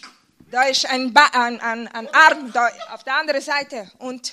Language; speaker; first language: German; non-native, fluent; Portuguese